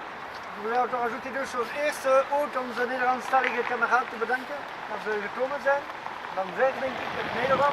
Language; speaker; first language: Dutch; non-native, learner; Arabic